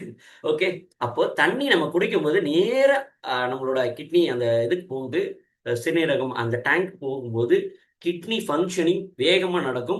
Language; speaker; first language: Tamil; native; Tamil